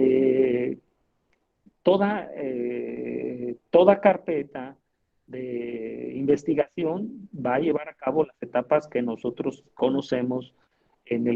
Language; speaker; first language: Spanish; native; Spanish